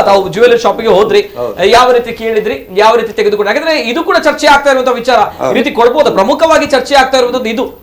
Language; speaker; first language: Kannada; non-native, local second language; Tulu